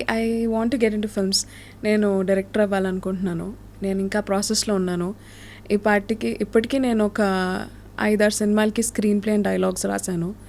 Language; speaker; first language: Telugu; native; Telugu